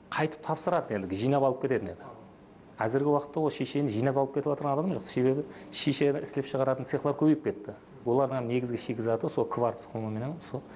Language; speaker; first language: Uzbek; non-native, local second language; Kara-Kalpak